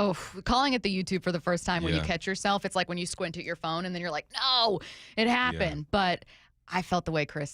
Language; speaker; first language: English; native; English